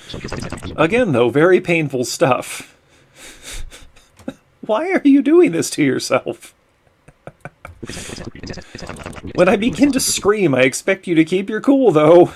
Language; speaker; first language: English; native; English